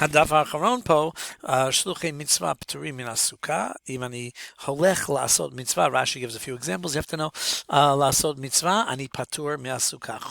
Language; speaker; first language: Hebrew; non-native, fluent; English